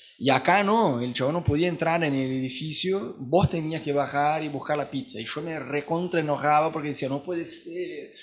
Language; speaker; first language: Spanish; non-native, fluent; Portuguese